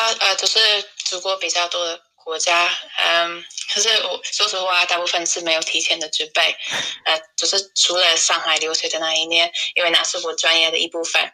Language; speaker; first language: Chinese; non-native, fluent; English